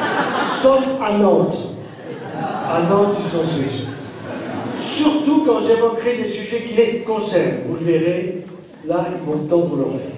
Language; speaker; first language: French; native; French